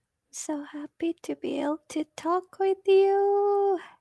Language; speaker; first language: English; non-native, fluent; Korean